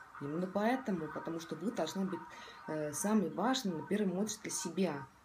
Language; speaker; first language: Russian; non-native, local second language; Estonian